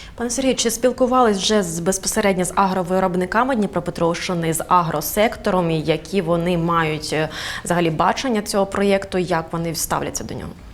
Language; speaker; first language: Ukrainian; native; Ukrainian